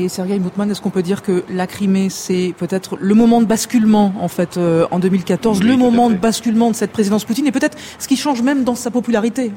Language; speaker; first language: French; native; French